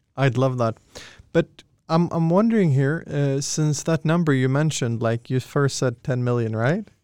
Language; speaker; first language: English; non-native, fluent; Swedish